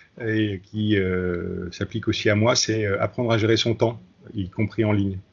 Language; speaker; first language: French; native; French